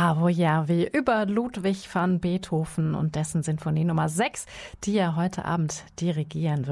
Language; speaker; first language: German; native; German